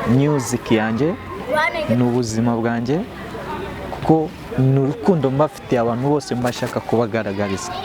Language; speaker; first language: Kinyarwanda; early bilingual, heritage; Kinyarwanda